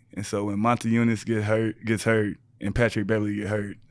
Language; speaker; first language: English; native; English